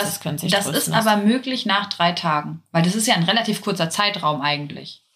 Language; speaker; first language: German; native; German